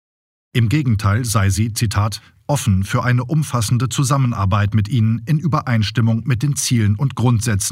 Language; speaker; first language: German; native; German